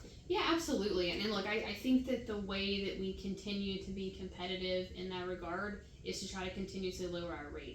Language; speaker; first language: English; native; English